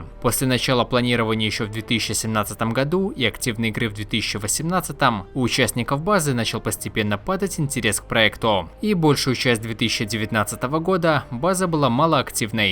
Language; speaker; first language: Russian; native; Russian